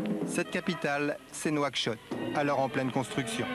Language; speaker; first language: French; native; French